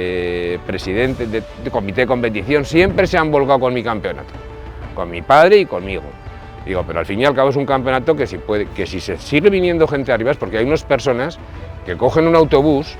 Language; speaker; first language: Spanish; native; Spanish